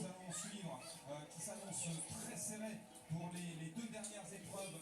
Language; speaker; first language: French; native; French